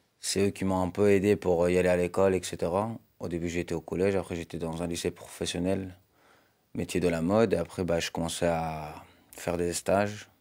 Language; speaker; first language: French; non-native, fluent; Persian